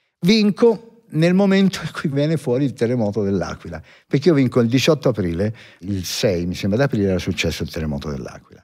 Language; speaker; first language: Italian; native; Italian